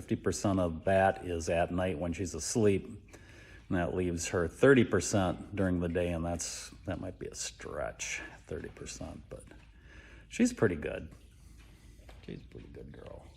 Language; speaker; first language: English; native; English